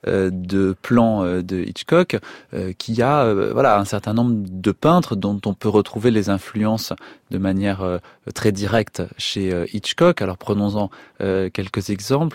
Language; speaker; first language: French; native; French